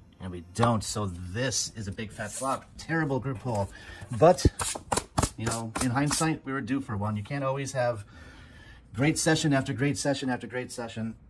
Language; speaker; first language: English; native; English